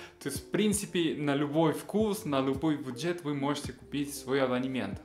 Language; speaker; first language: Russian; non-native, fluent; Spanish